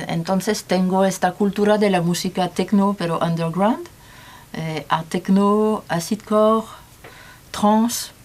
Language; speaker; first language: Spanish; non-native, learner; French